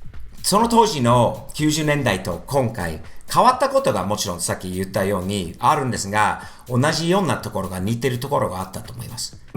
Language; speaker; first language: Japanese; non-native, fluent; English